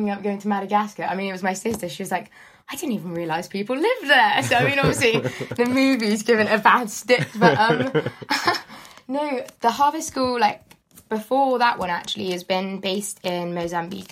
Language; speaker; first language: English; native; English